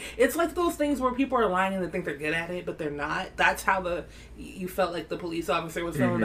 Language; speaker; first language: English; native; English